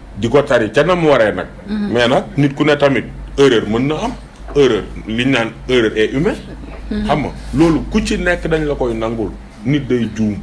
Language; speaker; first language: Wolof; native; Wolof